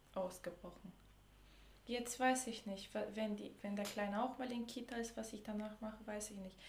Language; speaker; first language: German; early bilingual, other home language; Turkish